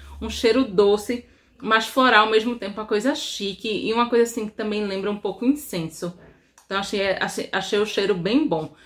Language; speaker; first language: Portuguese; native; Portuguese